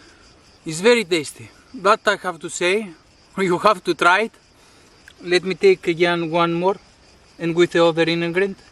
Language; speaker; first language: English; non-native, learner; Greek